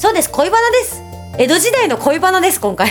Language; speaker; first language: Japanese; native; Japanese